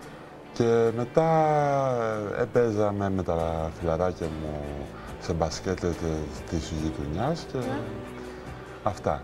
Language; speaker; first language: Greek; early bilingual, heritage; Greek